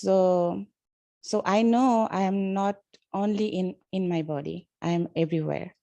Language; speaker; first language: English; non-native, learner; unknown